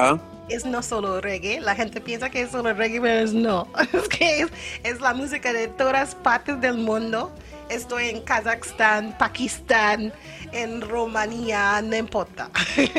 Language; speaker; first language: Spanish; non-native, fluent; English